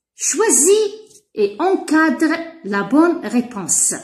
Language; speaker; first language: French; non-native, local second language; Arabic